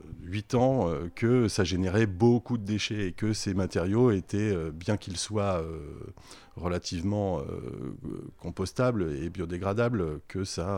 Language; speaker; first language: French; native; French